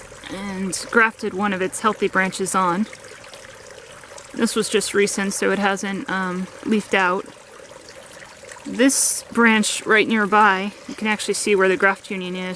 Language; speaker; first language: English; native; English